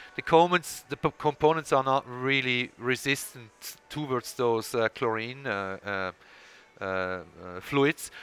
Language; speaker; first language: English; non-native, fluent; Swiss German